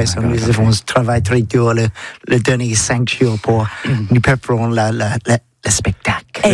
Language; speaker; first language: French; non-native, learner; English